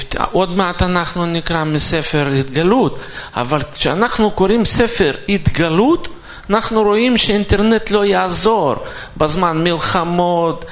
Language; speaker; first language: Hebrew; non-native, fluent; Russian